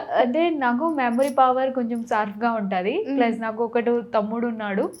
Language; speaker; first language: Telugu; non-native, fluent; Odia